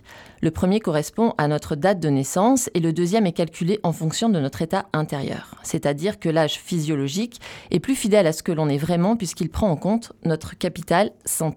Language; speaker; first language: French; native; French